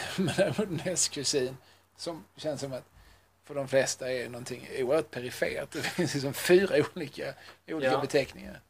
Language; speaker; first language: Swedish; native; Swedish